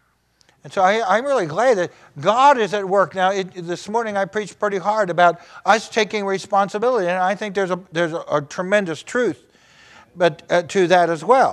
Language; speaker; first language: English; native; English